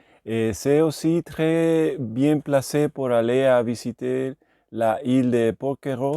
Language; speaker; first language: French; non-native, learner; Spanish